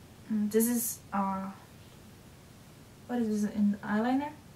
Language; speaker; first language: English; non-native, learner; Portuguese